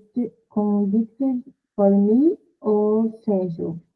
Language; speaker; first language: English; non-native, learner; Portuguese